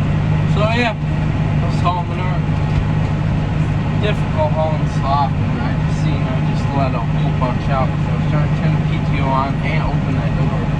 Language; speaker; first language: English; native; English